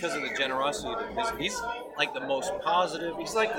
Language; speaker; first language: English; native; English